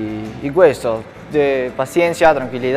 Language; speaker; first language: Italian; non-native, learner; Spanish